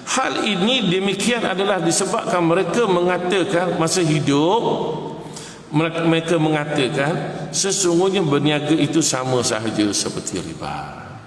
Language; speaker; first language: Malay; native; Malay